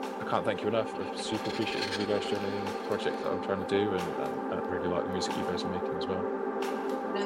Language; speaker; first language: English; native; English